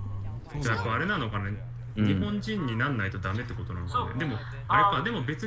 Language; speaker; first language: Japanese; native; Japanese